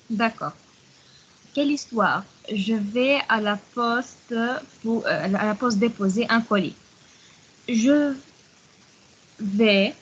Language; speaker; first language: French; non-native, learner; Arabic